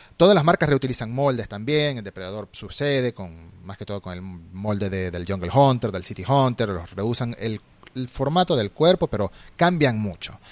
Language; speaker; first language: Spanish; native; Spanish